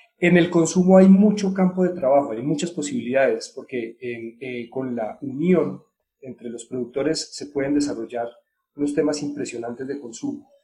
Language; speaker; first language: Spanish; native; Spanish